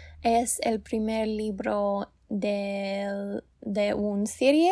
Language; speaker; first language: Spanish; non-native, learner; English